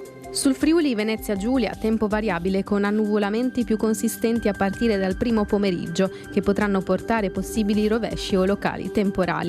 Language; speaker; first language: Italian; native; Italian